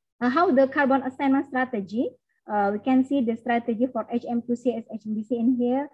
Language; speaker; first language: English; non-native, learner; Indonesian